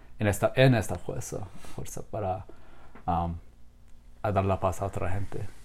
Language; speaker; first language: Spanish; non-native, fluent; English